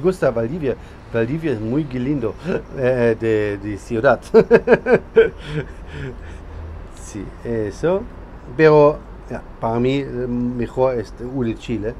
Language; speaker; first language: Spanish; non-native, learner; English